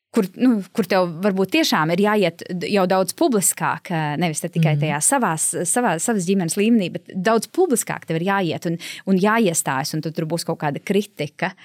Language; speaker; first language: Latvian; native; Latvian